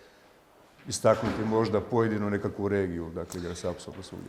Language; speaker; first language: Croatian; native; Croatian